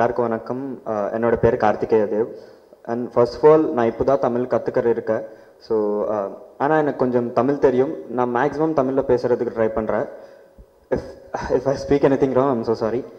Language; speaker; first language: Tamil; non-native, learner; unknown